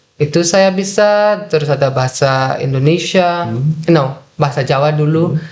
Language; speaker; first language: Indonesian; non-native, fluent; Dutch